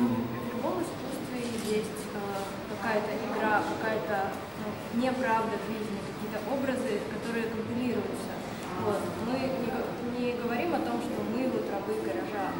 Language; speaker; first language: Russian; native; Russian